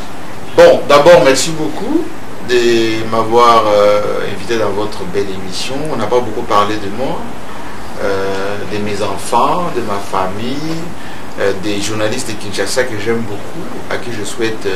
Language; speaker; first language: French; non-native, local second language; Luba-Lulua